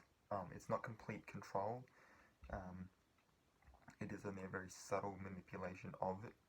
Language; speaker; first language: English; native; English